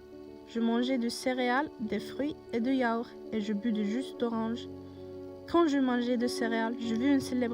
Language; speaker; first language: French; non-native, learner; Norwegian